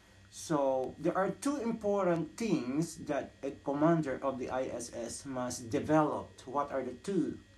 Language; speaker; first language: English; non-native, local second language; Filipino